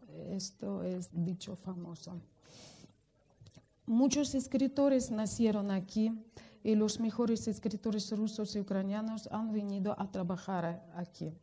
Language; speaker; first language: Spanish; non-native, fluent; Russian